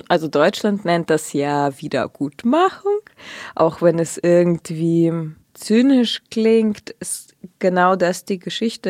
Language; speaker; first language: German; early bilingual, other home language; Russian